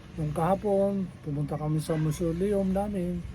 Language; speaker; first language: Filipino; native; Filipino